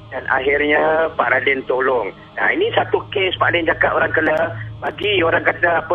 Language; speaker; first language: Malay; native; Malay